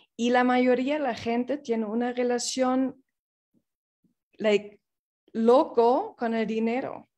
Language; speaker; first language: Spanish; non-native, fluent; English